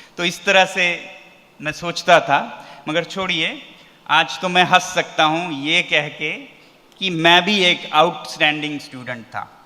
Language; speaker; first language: Hindi; non-native, local second language; Ladakhi